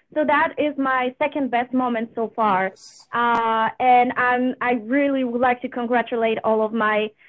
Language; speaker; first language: English; non-native, fluent; Polish